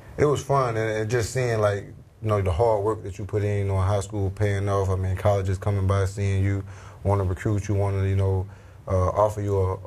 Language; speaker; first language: English; native; English